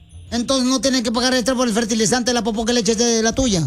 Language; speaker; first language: Spanish; native; Spanish